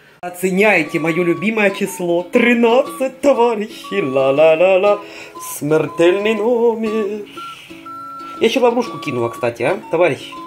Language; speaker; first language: Russian; native; Russian